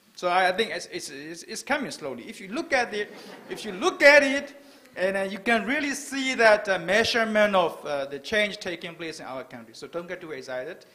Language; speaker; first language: English; non-native, fluent; Burmese